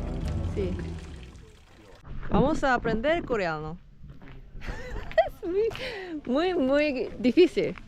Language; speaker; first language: Spanish; non-native, learner; Korean